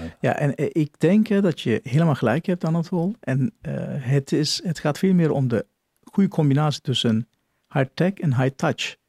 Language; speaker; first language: Dutch; non-native, fluent; Turkish